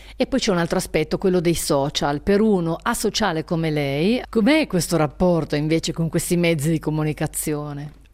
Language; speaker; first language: Italian; native; Italian